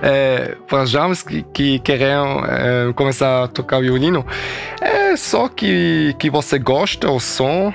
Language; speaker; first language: Portuguese; early bilingual, heritage; German